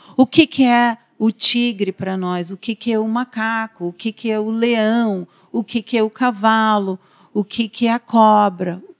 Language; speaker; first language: Portuguese; non-native, fluent; English